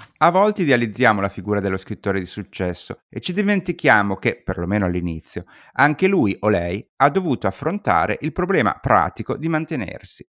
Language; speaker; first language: Italian; native; Italian